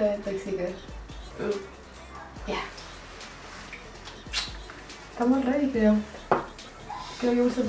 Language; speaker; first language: Spanish; native; Spanish